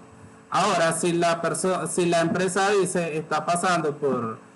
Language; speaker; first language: Spanish; native; Spanish